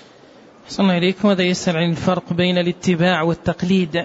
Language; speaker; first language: Arabic; native; Arabic